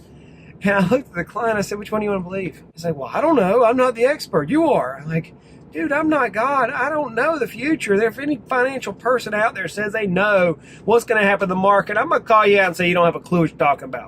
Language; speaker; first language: English; native; English